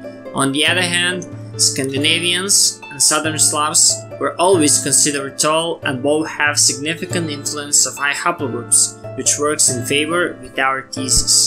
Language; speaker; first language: English; non-native, fluent; Serbian